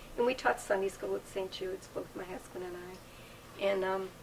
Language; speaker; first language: English; native; English